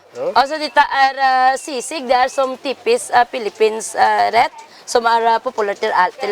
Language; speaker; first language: Norwegian; non-native, learner; Filipino